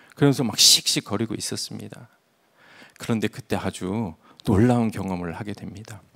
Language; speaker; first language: Korean; native; Korean